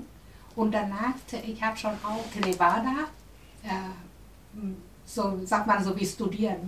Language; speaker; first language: German; non-native, learner; Vietnamese